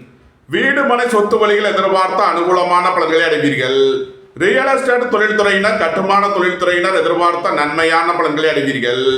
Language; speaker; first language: Tamil; native; Tamil